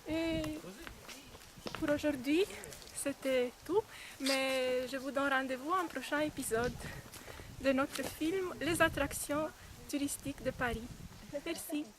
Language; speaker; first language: French; non-native, fluent; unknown